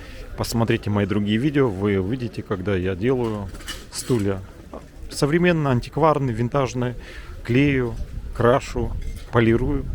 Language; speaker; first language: Russian; native; Russian